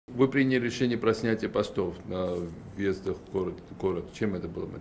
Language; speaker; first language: Russian; non-native, local second language; Georgian